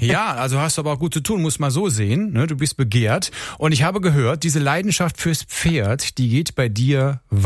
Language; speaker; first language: German; native; German